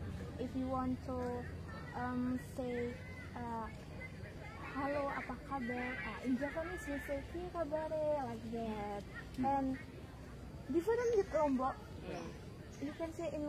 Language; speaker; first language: English; non-native, learner; Javanese